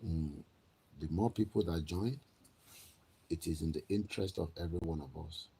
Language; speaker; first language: English; non-native, local second language; Yoruba